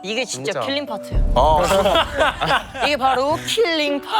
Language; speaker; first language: Korean; non-native, learner; Chinese